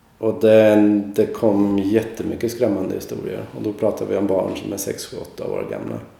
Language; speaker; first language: Swedish; native; Swedish